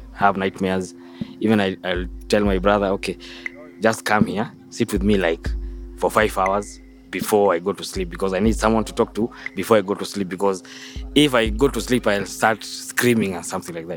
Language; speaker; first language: English; non-native, local second language; Swahili